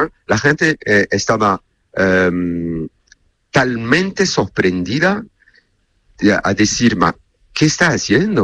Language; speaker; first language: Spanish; non-native, learner; French